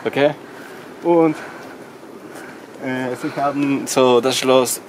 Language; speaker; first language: German; non-native, learner; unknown